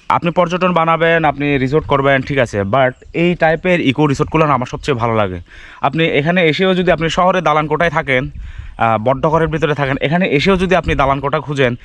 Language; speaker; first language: Bangla; native; Bangla